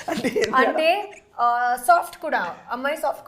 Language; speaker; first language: Telugu; non-native, learner; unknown